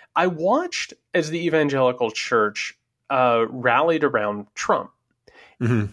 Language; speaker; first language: English; native; English